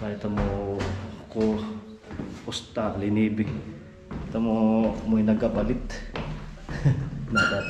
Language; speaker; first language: Russian; non-native, learner; Cebuano